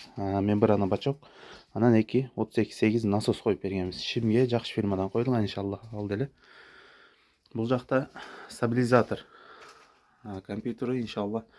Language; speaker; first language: Kyrgyz; non-native, local second language; Uzbek